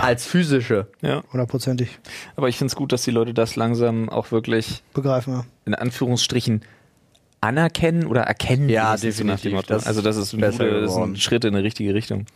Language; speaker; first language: German; native; German